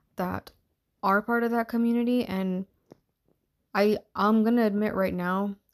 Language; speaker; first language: English; early bilingual, other home language; Hindi